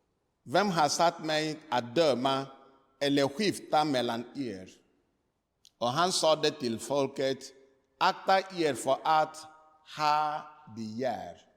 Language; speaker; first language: Swedish; non-native, fluent; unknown